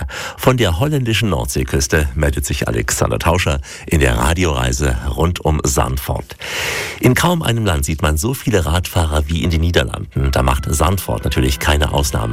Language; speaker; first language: German; native; German